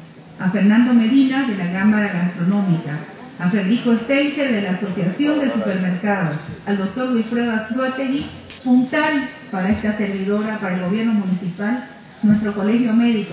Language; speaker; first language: Spanish; native; Spanish